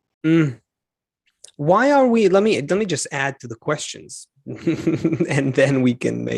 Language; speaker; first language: English; non-native, fluent; Hebrew